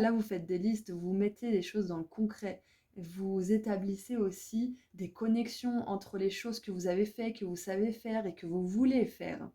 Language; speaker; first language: French; native; French